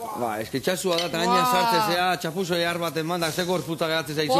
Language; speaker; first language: Basque; native; Basque